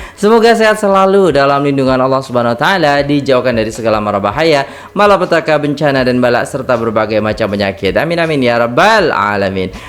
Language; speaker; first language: Indonesian; native; Indonesian